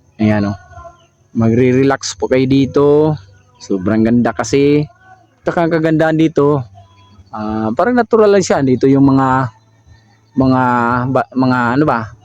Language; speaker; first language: Filipino; non-native, local second language; Cebuano